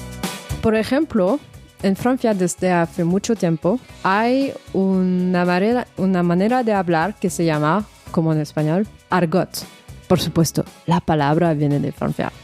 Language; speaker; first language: Spanish; non-native, fluent; French